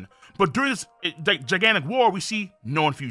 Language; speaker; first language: English; native; English